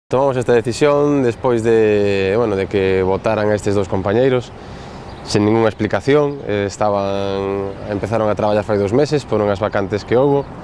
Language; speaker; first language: Spanish; non-native, local second language; Galician